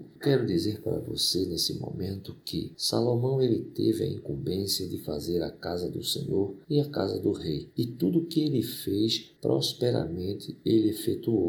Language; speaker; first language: Portuguese; native; Portuguese